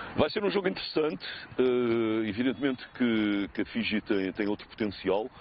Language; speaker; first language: Portuguese; native; Portuguese